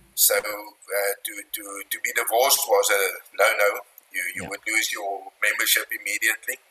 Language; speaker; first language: English; non-native, local second language; Afrikaans